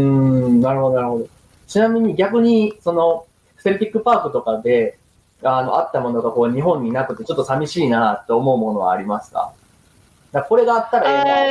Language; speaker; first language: Japanese; native; Japanese